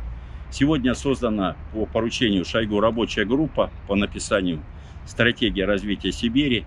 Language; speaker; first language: Russian; native; Russian